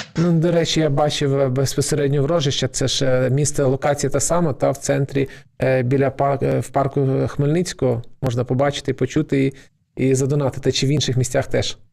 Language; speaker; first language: Ukrainian; native; Ukrainian